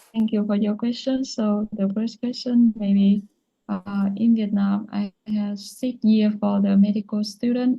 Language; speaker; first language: English; non-native, learner; Vietnamese